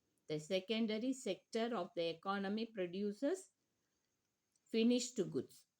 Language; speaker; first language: English; non-native, local second language; Tamil